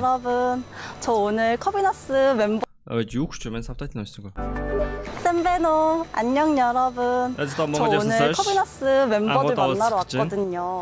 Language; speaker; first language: Korean; non-native, fluent; Mongolian